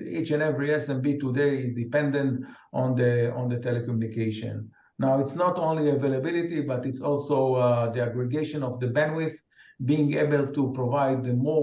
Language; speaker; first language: English; non-native, fluent; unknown